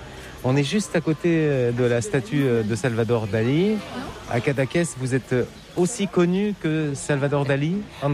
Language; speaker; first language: French; native; French